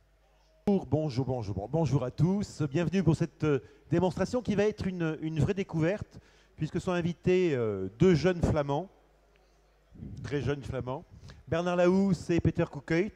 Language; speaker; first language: French; native; French